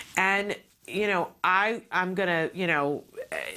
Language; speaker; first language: English; native; English